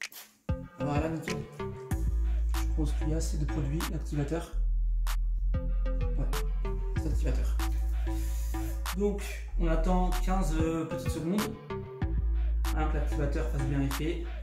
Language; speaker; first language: French; native; French